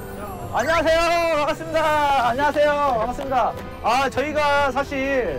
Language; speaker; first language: Korean; native; Korean